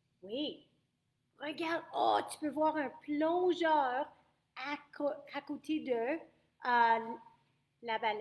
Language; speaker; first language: French; non-native, fluent; English